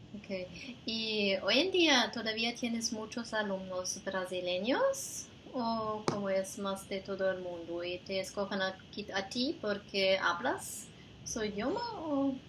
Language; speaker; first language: Spanish; non-native, fluent; Portuguese